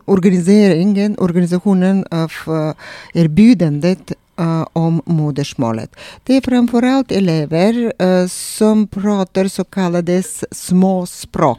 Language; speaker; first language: Swedish; non-native, fluent; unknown